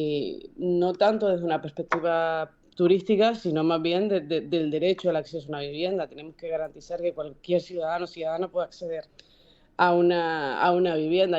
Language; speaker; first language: Spanish; native; Spanish